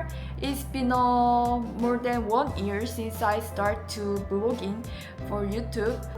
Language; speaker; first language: English; non-native, learner; Korean